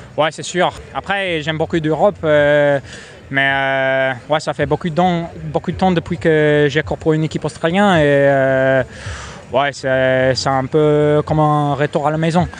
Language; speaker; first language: French; non-native, fluent; English